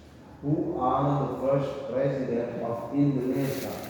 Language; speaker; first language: English; non-native, local second language; Indonesian